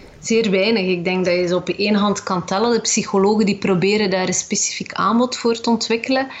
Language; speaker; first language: Dutch; early bilingual, other home language; Arabic